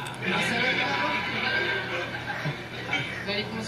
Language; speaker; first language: Filipino; non-native, learner; Japanese